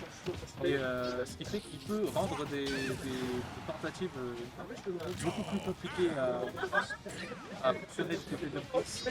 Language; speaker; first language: French; native; French